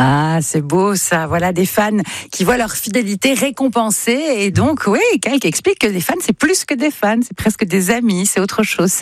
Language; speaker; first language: French; native; French